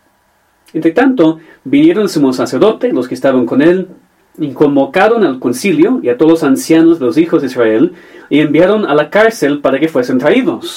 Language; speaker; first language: Spanish; non-native, fluent; English